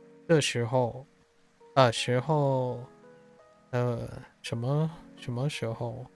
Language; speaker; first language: Cantonese; non-native, learner; English